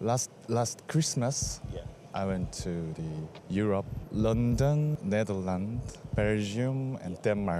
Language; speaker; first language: English; non-native, learner; Korean